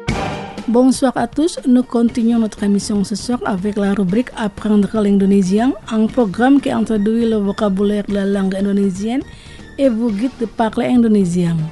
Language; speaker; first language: French; non-native, fluent; Indonesian